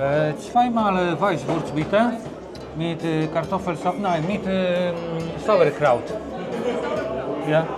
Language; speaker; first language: German; non-native, learner; Polish